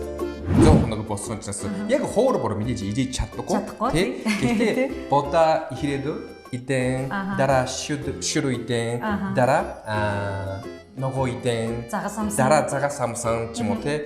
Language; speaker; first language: Mongolian; non-native, fluent; Japanese